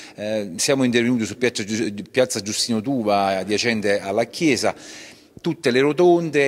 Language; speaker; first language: Italian; native; Italian